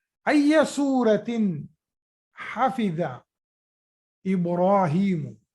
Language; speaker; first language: Arabic; non-native, fluent; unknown